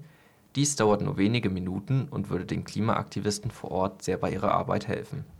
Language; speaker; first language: German; native; German